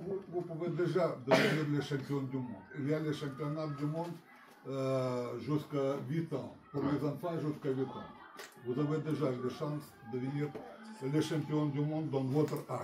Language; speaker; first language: French; non-native, learner; Russian